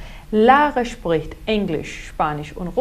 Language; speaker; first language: German; non-native, fluent; Portuguese